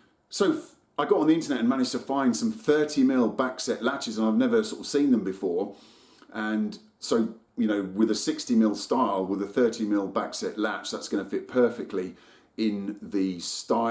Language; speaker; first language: English; native; English